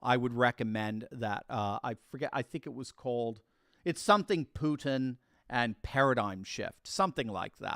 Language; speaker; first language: English; native; English